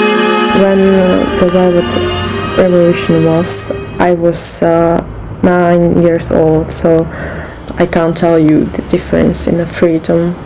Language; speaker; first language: English; non-native, learner; Czech